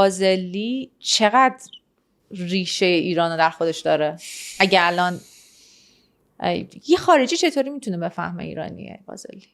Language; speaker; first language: Persian; native; Persian